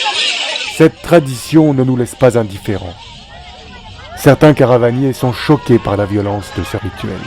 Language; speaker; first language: French; native; French